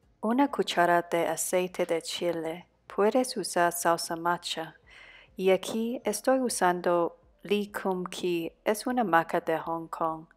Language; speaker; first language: Spanish; non-native, fluent; Cantonese